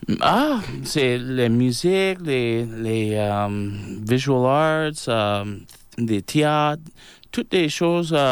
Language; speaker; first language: French; non-native, local second language; English